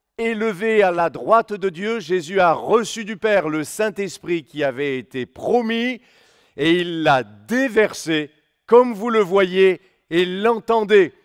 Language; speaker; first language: French; native; French